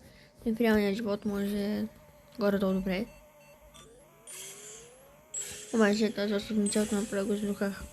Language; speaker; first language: Bulgarian; native; Bulgarian